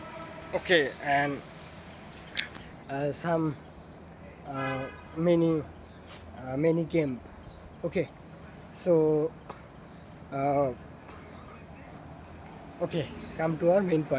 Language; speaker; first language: English; non-native, learner; Bangla